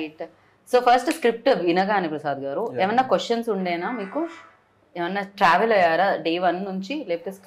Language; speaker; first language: Telugu; native; Telugu